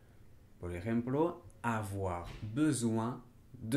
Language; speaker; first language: Spanish; non-native, fluent; French